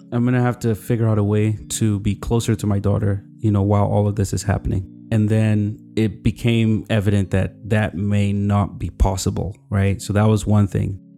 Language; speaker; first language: English; non-native, local second language; Yoruba